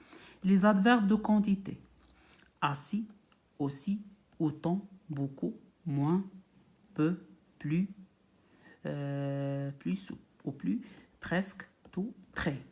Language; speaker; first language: French; non-native, local second language; Arabic